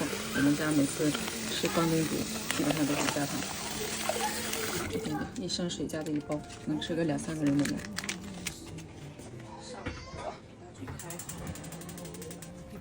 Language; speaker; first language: Chinese; native; Chinese